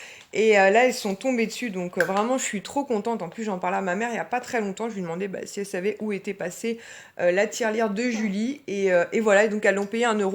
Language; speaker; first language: French; native; French